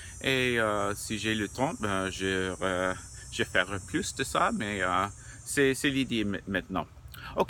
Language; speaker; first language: French; non-native, learner; English